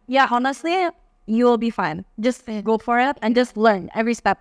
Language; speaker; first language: English; non-native, fluent; Indonesian